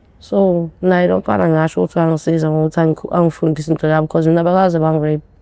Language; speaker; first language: Zulu; early bilingual, other home language; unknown